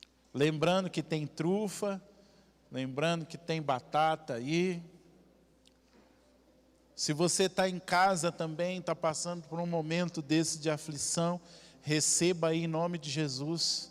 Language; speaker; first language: Portuguese; native; Portuguese